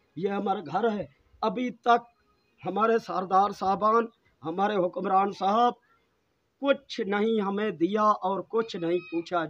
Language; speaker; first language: Urdu; non-native, local second language; Saraiki